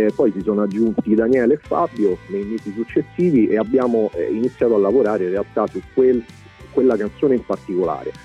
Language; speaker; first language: Italian; native; Italian